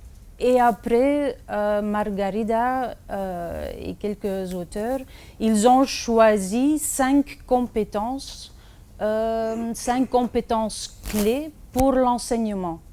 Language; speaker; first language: French; non-native, fluent; Dutch